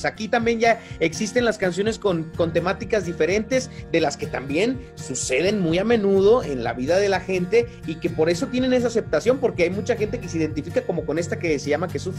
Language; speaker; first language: Spanish; native; Spanish